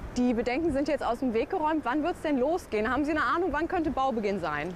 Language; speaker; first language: German; native; German